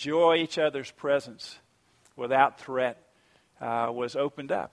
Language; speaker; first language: English; native; English